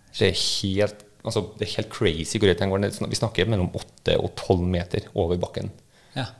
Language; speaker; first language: Norwegian; native; Norwegian